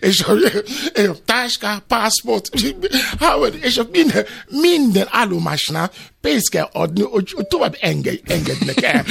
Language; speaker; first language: Hungarian; non-native, learner; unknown